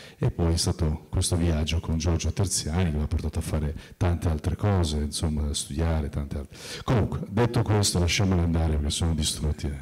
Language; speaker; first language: Italian; early bilingual, heritage; Italian